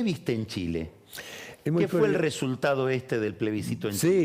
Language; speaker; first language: Spanish; native; Spanish